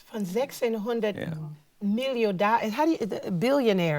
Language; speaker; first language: German; non-native, fluent; English